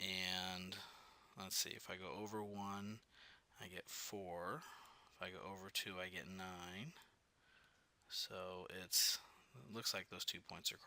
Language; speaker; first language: English; native; English